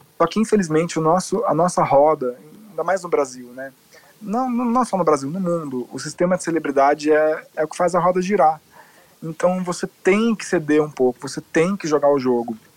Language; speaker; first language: Portuguese; native; Portuguese